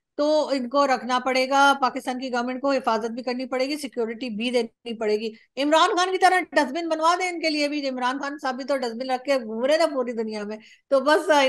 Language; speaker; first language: Urdu; native; Urdu